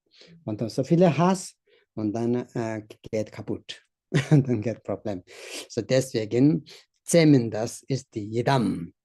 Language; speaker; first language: German; non-native, learner; Tibetan